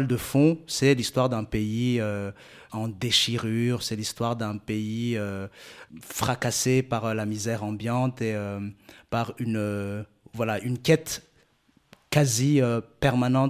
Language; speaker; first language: French; non-native, local second language; Malagasy